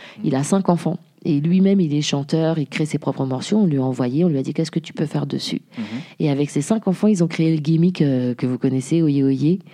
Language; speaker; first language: French; early bilingual, other home language; Haitian Creole